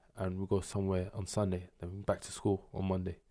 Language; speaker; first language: English; native; English